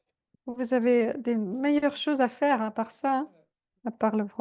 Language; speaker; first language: French; non-native, fluent; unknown